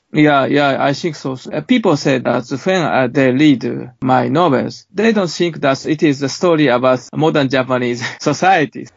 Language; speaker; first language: English; non-native, fluent; Japanese